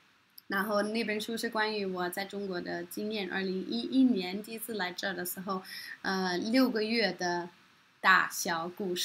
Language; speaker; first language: Chinese; non-native, fluent; Norwegian